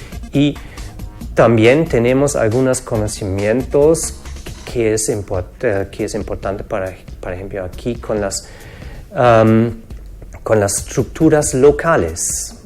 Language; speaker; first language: Spanish; non-native, fluent; German